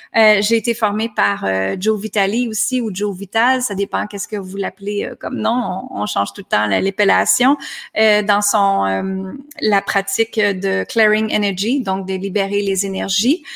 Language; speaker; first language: French; native; French